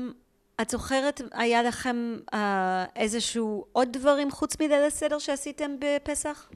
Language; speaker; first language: Hebrew; native; Hebrew